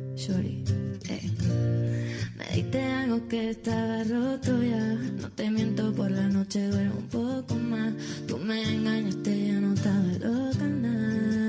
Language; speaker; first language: Spanish; native; Spanish